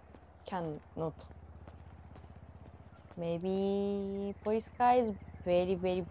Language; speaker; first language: English; non-native, learner; Japanese